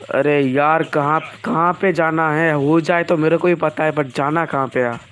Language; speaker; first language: Hindi; non-native, local second language; Bangla